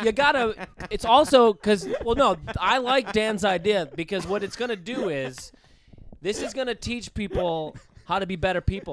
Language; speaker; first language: English; native; English